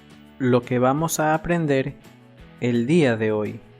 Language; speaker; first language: Spanish; native; Spanish